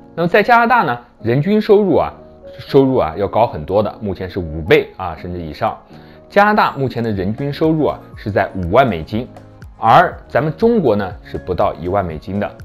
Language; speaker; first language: Chinese; native; Chinese